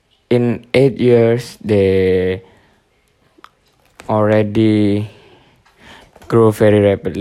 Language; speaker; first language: English; non-native, learner; Indonesian